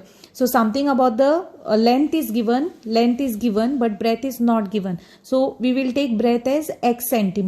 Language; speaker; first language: English; non-native, local second language; Konkani